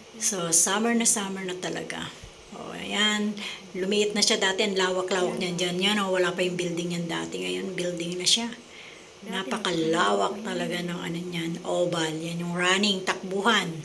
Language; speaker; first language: Filipino; native; Filipino